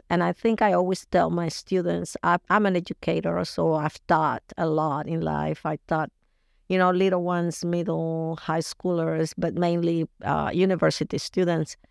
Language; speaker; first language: English; non-native, fluent; Spanish